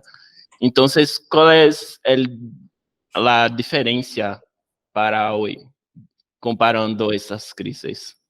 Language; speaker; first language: Spanish; non-native, fluent; Portuguese